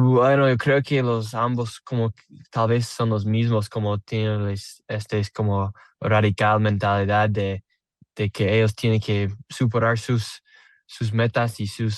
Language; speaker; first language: Spanish; non-native, learner; English